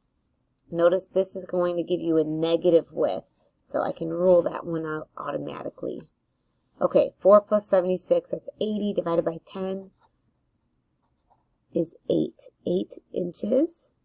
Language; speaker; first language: English; native; English